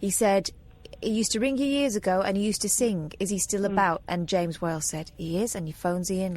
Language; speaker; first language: English; native; English